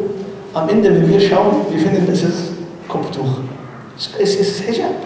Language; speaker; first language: German; non-native, learner; Arabic